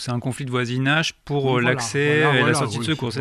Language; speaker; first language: French; native; French